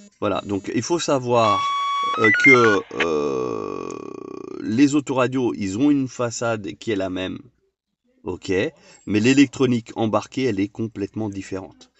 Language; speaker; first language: French; native; French